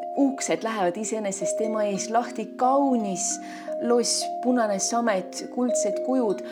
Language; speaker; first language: Estonian; non-native, local second language; Russian